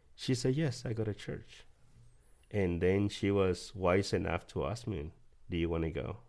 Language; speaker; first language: English; early bilingual, other home language; Spanish